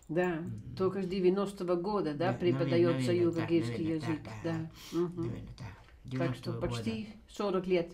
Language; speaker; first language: Russian; non-native, fluent; Dutch